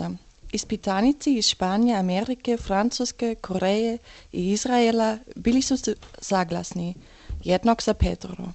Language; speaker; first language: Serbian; non-native, learner; English